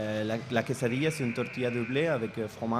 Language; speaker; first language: French; non-native, fluent; Spanish